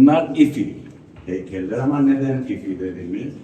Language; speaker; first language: Turkish; early bilingual, heritage; Turkish